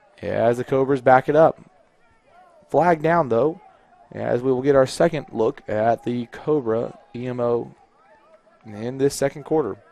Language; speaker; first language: English; native; English